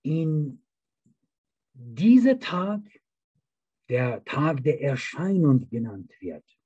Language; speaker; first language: German; non-native, fluent; Persian